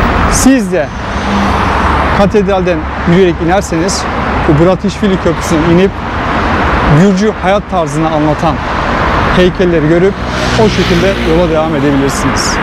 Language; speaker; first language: Turkish; native; Turkish